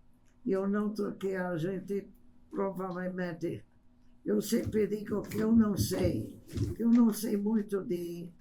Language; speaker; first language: Portuguese; non-native, fluent; English